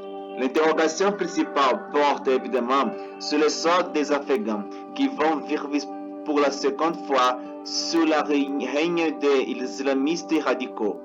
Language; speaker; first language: French; non-native, learner; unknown